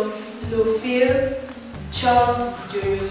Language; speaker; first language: French; non-native, learner; Yoruba